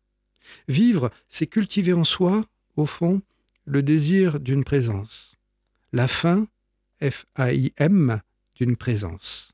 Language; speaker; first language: French; native; French